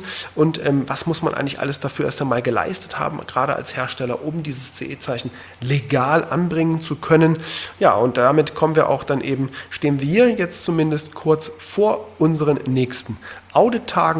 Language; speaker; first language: German; native; German